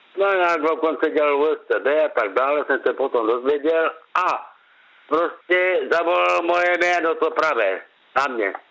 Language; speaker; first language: Czech; native; Czech